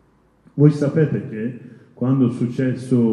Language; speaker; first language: Italian; non-native, learner; Kurdish